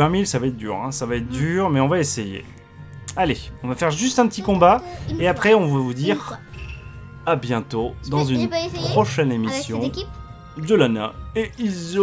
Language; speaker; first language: French; native; French